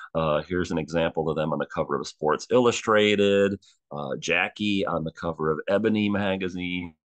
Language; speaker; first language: English; native; English